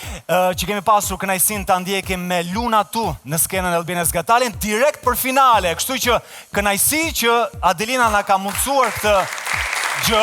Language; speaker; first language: Albanian; native; Albanian